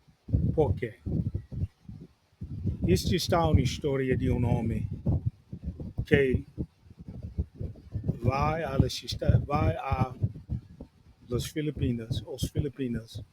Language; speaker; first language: Portuguese; non-native, learner; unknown